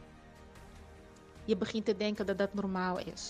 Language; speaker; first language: Dutch; non-native, fluent; Portuguese